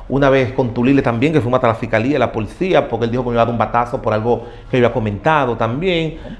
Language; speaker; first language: Spanish; native; Spanish